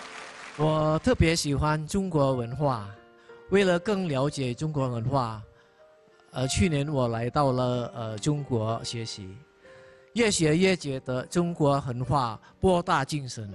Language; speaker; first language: Chinese; non-native, fluent; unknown